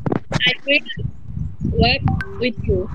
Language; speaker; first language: English; non-native, learner; Bangla